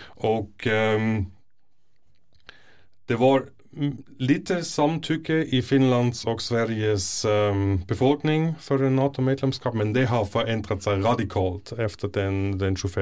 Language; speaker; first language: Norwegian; non-native, fluent; German